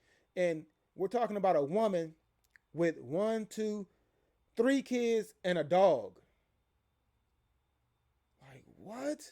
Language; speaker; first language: English; native; English